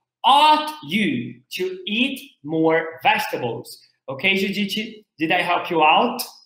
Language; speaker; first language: English; non-native, fluent; Portuguese